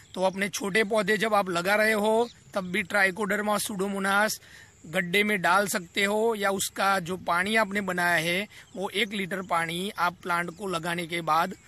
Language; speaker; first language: Hindi; non-native, local second language; Gujarati